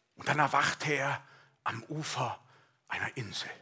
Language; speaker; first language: German; native; German